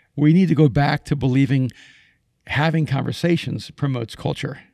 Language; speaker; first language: English; early bilingual, other home language; Spanish